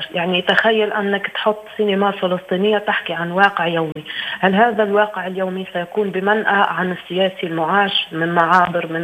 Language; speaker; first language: Arabic; native; Arabic